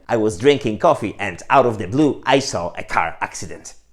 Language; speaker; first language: English; non-native, fluent; Polish